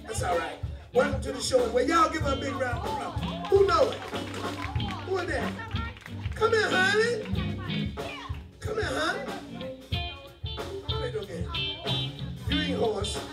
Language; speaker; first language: English; native; English